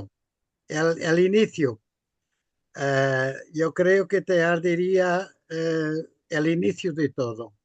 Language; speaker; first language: Spanish; non-native, fluent; Portuguese